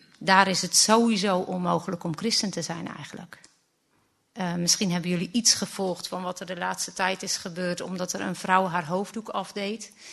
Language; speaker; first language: Dutch; native; Dutch